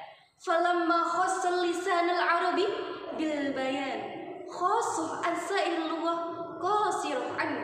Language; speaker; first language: Arabic; non-native, fluent; Indonesian